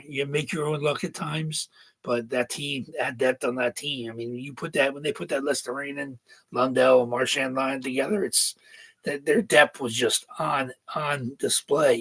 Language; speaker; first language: English; native; English